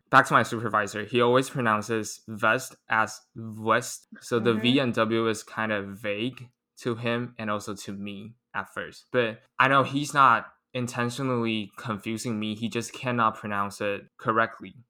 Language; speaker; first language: English; non-native, fluent; Chinese